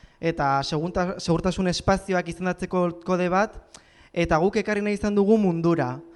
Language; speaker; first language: Basque; non-native, local second language; Spanish